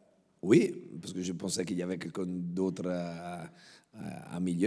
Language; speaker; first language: French; non-native, local second language; Italian